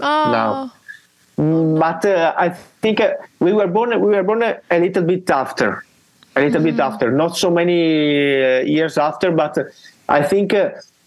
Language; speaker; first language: English; non-native, learner; Italian